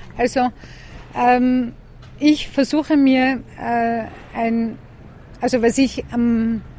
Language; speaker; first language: German; native; German